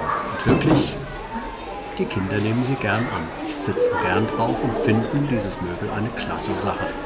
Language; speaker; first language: German; native; German